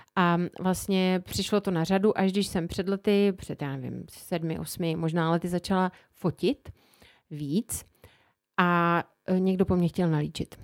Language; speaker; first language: Czech; native; Czech